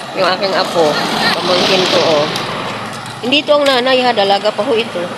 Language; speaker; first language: Filipino; native; Filipino